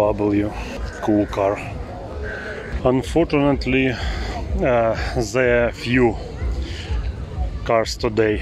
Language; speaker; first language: English; non-native, learner; Russian